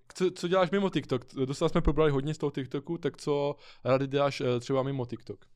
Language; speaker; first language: Czech; native; Czech